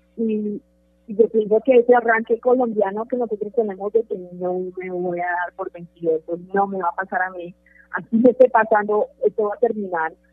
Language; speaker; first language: Spanish; native; Spanish